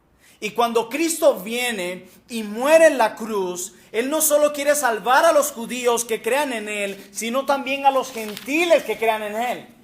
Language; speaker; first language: Spanish; native; Spanish